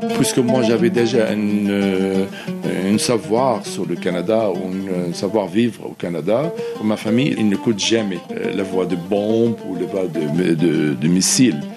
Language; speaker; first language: French; non-native, fluent; Arabic